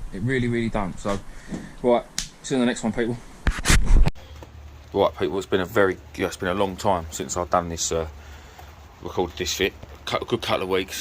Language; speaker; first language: English; native; English